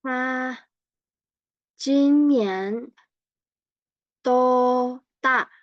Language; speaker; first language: Chinese; non-native, learner; Burmese